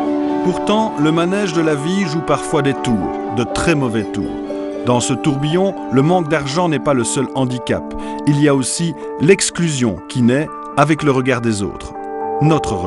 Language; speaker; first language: French; native; French